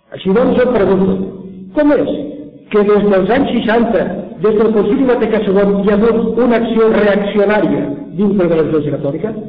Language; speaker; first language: Catalan; native; Catalan